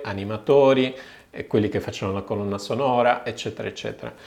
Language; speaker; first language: Italian; native; Italian